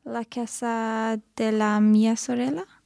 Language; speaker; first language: Italian; non-native, learner; English